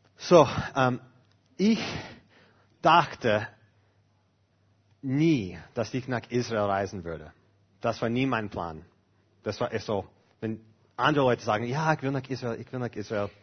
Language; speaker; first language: German; non-native, fluent; English